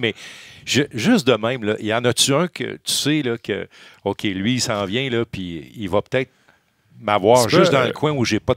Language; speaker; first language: French; native; French